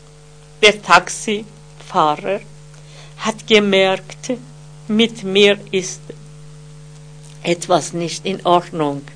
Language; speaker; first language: German; non-native, fluent; Persian